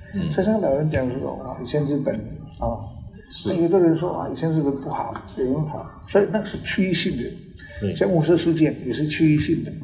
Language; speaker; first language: Chinese; non-native, local second language; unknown